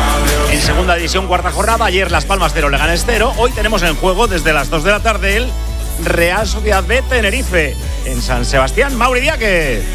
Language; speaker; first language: Spanish; native; Spanish